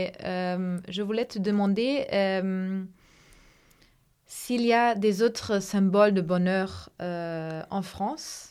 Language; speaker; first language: French; non-native, fluent; German